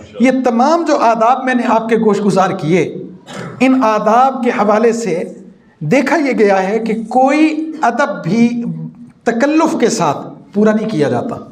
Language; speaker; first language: Urdu; non-native, local second language; Punjabi